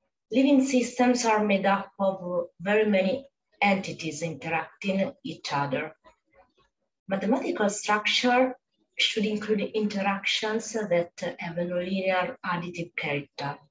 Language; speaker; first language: English; non-native, fluent; Italian